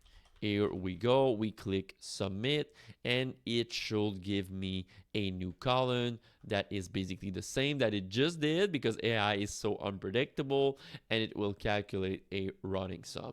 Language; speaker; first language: English; non-native, fluent; French